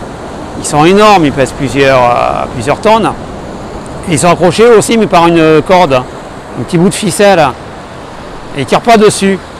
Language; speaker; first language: French; native; French